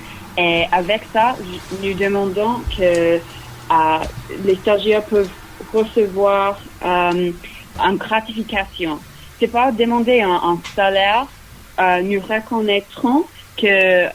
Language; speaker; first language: French; non-native, fluent; English